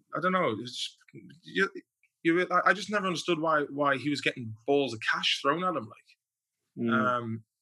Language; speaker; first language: English; native; English